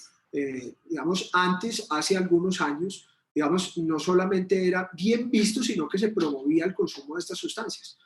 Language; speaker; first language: Spanish; native; Spanish